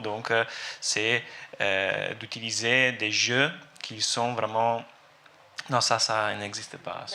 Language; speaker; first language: French; non-native, fluent; Italian